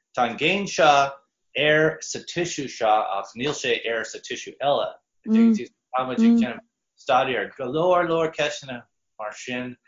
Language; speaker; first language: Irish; non-native, fluent; English